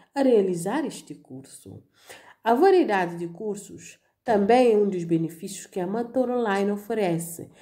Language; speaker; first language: Portuguese; non-native, local second language; Kabuverdianu